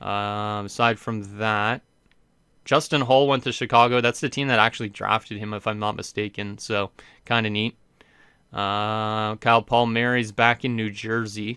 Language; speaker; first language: English; native; English